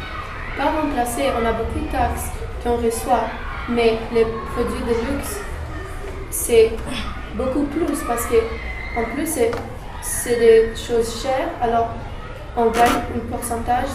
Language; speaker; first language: French; non-native, learner; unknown